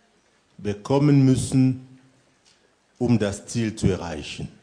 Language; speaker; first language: German; non-native, fluent; French